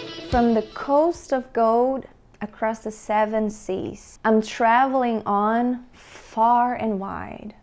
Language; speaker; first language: English; non-native, fluent; Portuguese